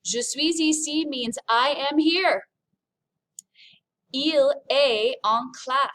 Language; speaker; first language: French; non-native, fluent; English